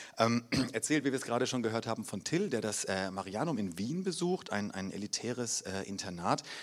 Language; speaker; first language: German; native; German